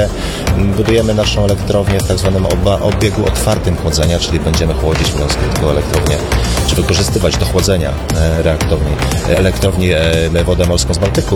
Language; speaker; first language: Polish; native; Polish